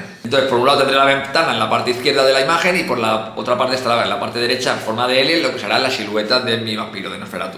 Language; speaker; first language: Spanish; native; Spanish